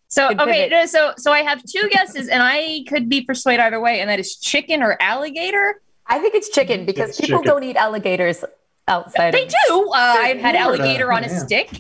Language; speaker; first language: English; native; English